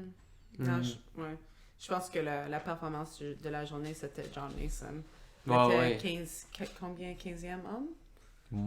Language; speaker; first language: French; non-native, local second language; English